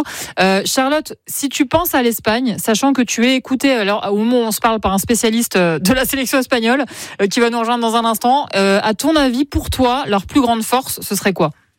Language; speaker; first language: French; native; French